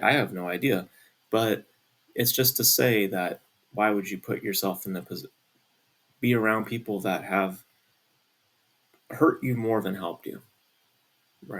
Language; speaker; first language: English; native; English